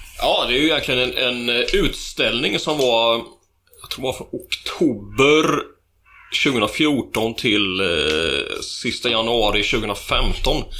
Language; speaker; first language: Swedish; native; Swedish